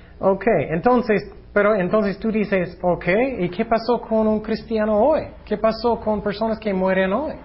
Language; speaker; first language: Spanish; non-native, fluent; English